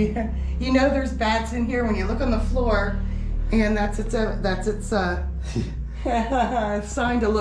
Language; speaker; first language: English; native; English